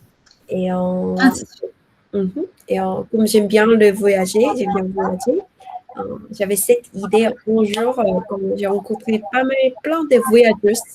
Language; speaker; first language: French; non-native, learner; Korean